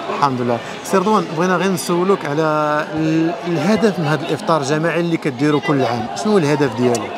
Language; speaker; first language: Arabic; native; Arabic